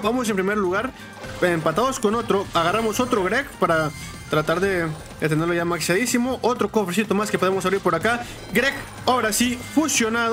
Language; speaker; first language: Spanish; native; Spanish